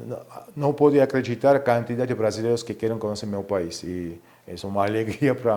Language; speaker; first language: Portuguese; non-native, fluent; Georgian